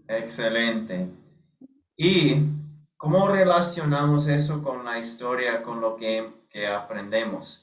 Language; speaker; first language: Spanish; non-native, fluent; English